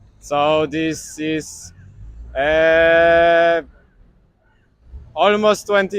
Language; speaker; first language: English; non-native, fluent; Polish